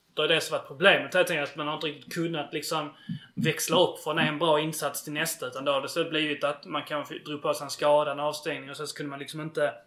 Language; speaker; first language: Swedish; native; Swedish